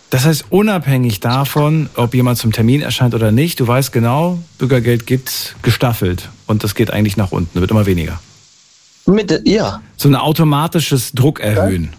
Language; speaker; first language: German; native; German